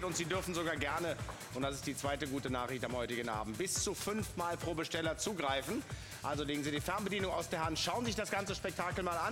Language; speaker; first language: German; native; German